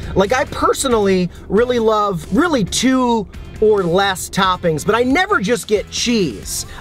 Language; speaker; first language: English; native; English